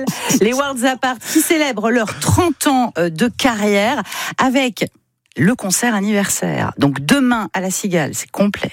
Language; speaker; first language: French; native; French